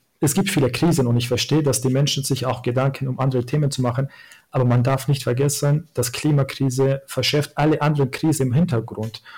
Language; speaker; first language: German; non-native, fluent; Kurdish